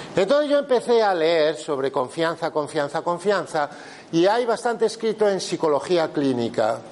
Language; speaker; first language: Spanish; native; Spanish